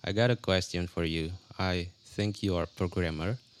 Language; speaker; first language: English; non-native, fluent; Indonesian